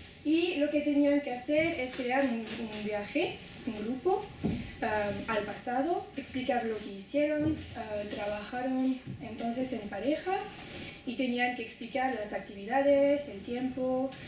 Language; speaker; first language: Spanish; non-native, fluent; French